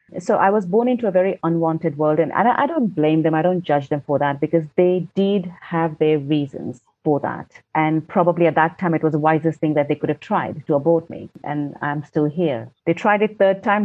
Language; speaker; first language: English; non-native, local second language; Gujarati